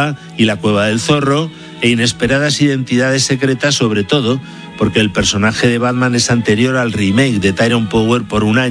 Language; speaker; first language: Spanish; native; Spanish